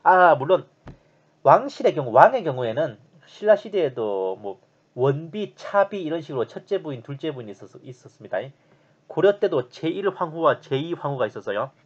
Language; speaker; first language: Korean; native; Korean